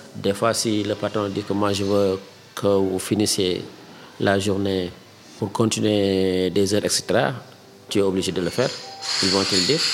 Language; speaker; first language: French; non-native, local second language; Wolof